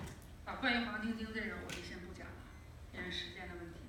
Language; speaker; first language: Chinese; native; Chinese